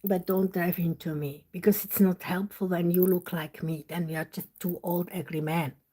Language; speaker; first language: English; non-native, learner; German